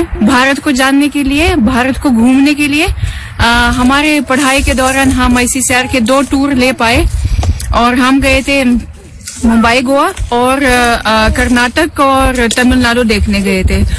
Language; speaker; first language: Hindi; non-native, fluent; Russian